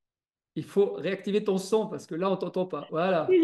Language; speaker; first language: French; native; French